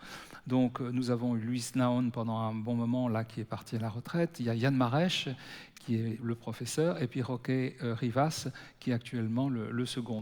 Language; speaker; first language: French; native; French